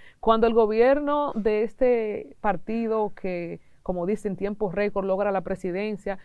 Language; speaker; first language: Spanish; native; Spanish